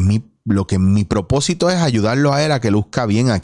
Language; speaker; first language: Spanish; native; Spanish